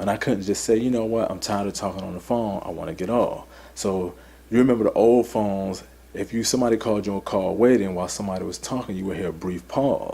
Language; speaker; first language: English; native; English